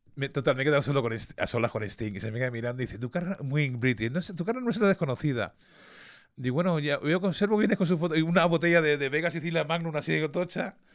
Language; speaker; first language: Spanish; early bilingual, other home language; English